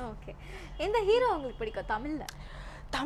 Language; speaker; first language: Tamil; native; Tamil